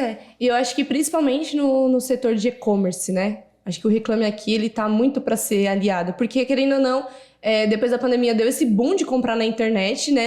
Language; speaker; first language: Portuguese; native; Portuguese